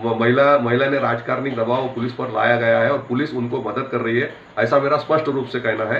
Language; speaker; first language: Hindi; non-native, local second language; Marathi